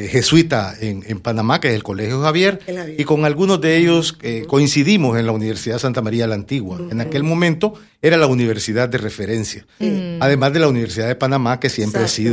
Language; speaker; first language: Spanish; native; Spanish